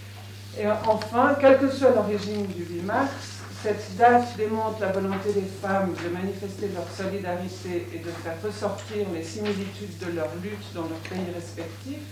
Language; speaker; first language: French; native; French